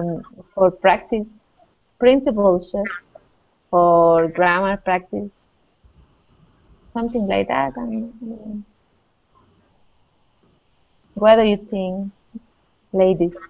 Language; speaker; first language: English; non-native, learner; Spanish